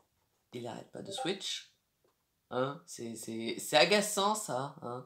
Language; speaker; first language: French; native; French